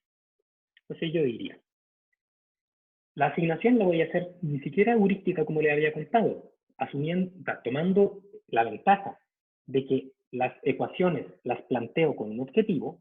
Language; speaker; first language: Spanish; native; Spanish